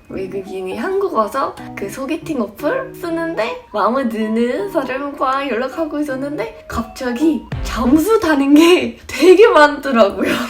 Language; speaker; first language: Korean; non-native, fluent; English